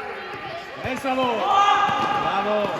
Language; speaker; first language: Italian; native; Italian